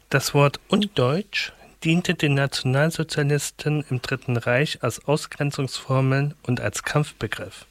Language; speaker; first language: German; native; German